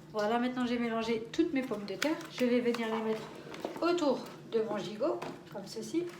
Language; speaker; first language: French; native; French